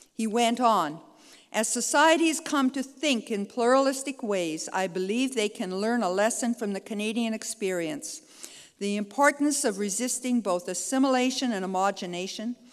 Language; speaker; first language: English; native; English